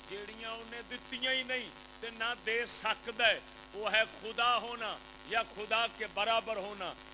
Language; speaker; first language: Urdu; non-native, local second language; Punjabi